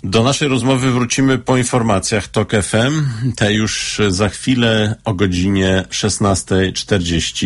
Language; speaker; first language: Polish; native; Polish